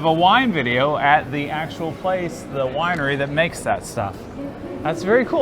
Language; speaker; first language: English; native; English